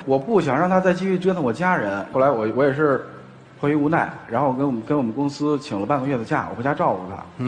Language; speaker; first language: Chinese; native; Chinese